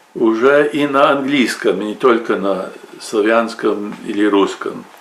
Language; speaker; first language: Russian; early bilingual, heritage; Russian